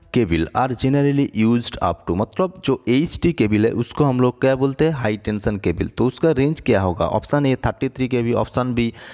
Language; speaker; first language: Hindi; native; Hindi